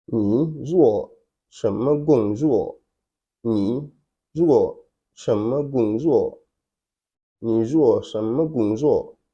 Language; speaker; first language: Chinese; non-native, fluent; Wolof